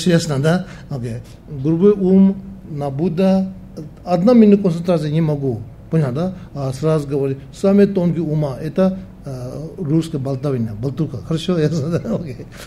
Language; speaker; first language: Russian; non-native, learner; Tibetan